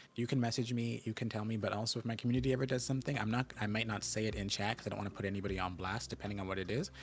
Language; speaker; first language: English; native; English